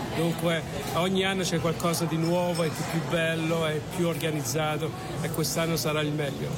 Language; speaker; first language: Italian; early bilingual, heritage; Italian